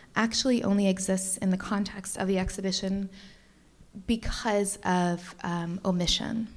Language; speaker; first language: English; native; English